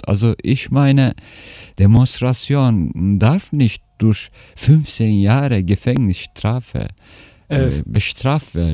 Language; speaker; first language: German; non-native, fluent; Turkish